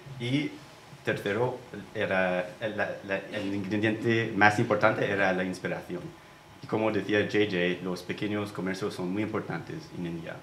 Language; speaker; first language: Spanish; non-native, fluent; English